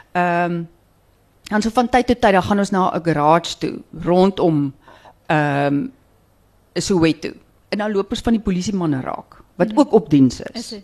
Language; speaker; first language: Afrikaans; native; Afrikaans